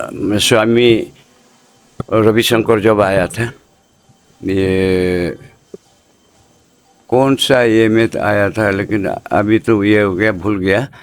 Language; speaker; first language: Hindi; non-native, local second language; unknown